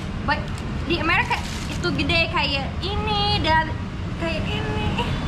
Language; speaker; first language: Indonesian; non-native, learner; English